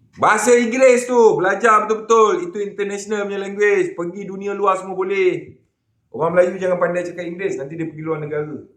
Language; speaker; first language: Malay; native; Malay